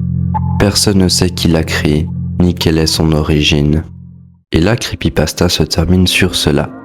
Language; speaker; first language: French; native; French